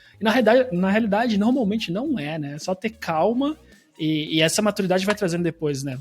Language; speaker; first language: Portuguese; native; Portuguese